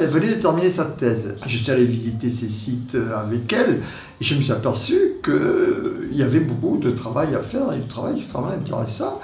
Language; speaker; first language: French; native; French